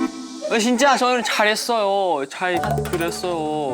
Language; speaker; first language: Korean; non-native, learner; Japanese